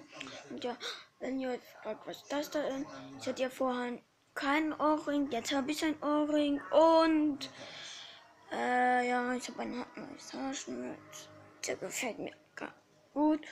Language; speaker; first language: German; early bilingual, other home language; Polish